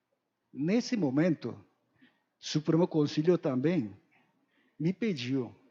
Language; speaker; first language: Portuguese; non-native, learner; Korean